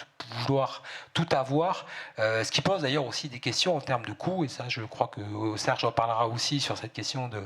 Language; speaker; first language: French; native; French